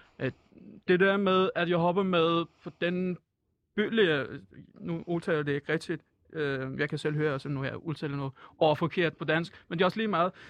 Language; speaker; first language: Danish; non-native, fluent; Persian